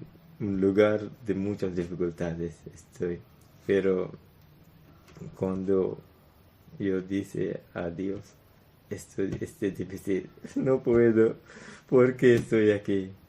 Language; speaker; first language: Spanish; non-native, learner; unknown